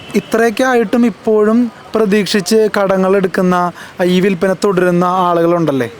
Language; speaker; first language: Malayalam; native; Malayalam